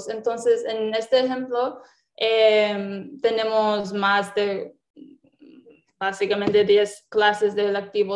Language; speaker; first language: Spanish; non-native, fluent; English